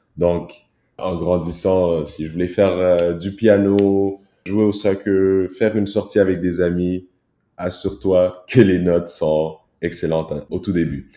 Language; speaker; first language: French; early bilingual, other home language; Kinyarwanda